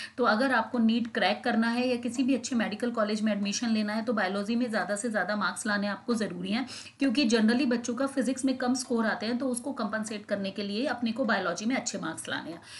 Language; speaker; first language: Hindi; native; Hindi